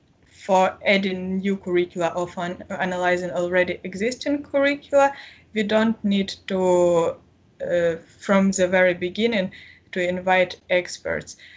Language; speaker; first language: English; non-native, fluent; Ukrainian